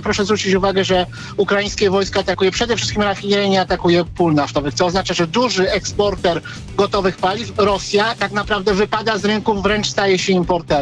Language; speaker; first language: Polish; native; Polish